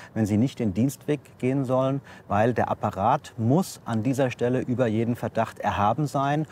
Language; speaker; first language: German; native; German